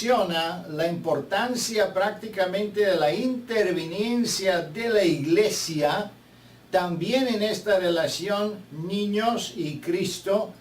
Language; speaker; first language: Spanish; non-native, fluent; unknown